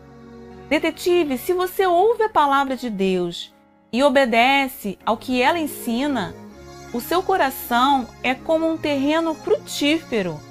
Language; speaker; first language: Portuguese; native; Portuguese